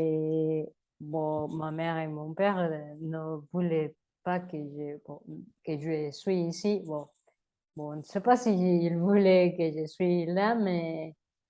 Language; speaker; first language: French; non-native, learner; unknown